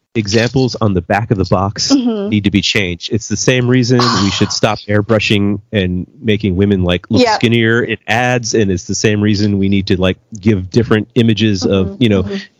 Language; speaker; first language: English; native; English